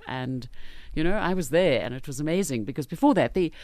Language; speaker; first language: English; native; English